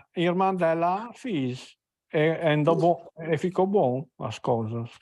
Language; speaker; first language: Portuguese; non-native, learner; Italian